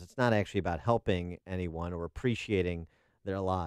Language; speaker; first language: English; native; English